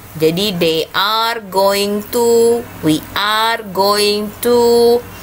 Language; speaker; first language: English; non-native, learner; Indonesian